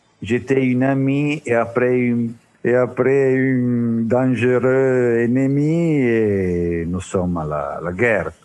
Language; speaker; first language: French; non-native, learner; Italian